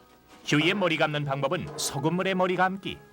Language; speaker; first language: Korean; native; Korean